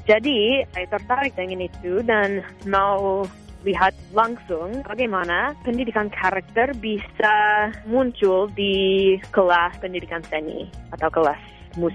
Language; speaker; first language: Indonesian; non-native, fluent; English